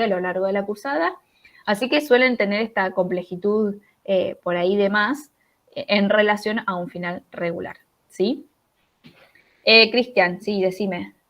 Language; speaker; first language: Spanish; native; Spanish